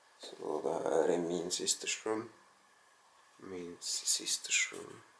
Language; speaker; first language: Swedish; non-native, fluent; Russian